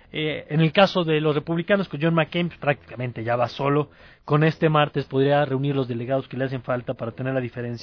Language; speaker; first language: Spanish; native; Spanish